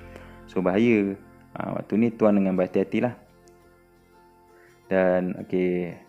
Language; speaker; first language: Malay; native; Malay